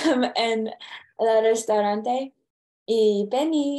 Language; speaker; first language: Spanish; non-native, learner; English